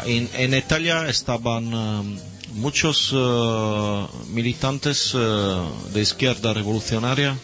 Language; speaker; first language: Spanish; non-native, learner; Italian